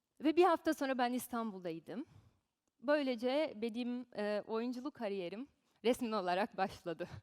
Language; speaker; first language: Turkish; non-native, fluent; Portuguese